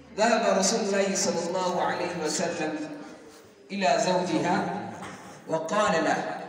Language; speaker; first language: Arabic; non-native, learner; Hausa